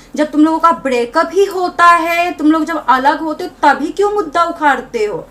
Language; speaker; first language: Hindi; native; Hindi